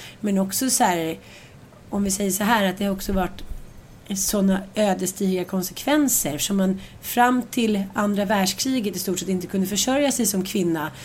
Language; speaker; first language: Swedish; native; Swedish